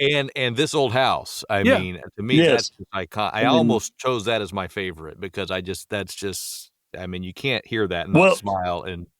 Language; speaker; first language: English; native; English